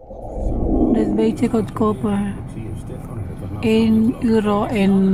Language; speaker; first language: Dutch; non-native, learner; Iloko